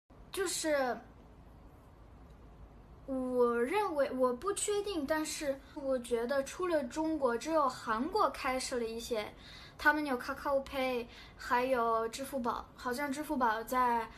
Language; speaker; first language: Chinese; non-native, fluent; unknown